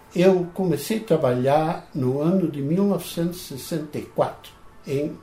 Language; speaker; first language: Portuguese; non-native, fluent; Dutch